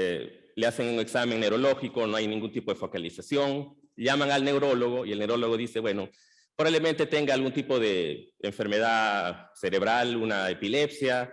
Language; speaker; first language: Spanish; native; Spanish